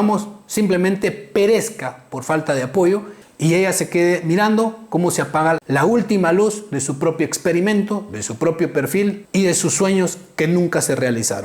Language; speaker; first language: Spanish; native; Spanish